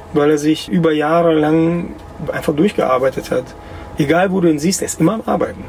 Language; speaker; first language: German; early bilingual, other home language; Russian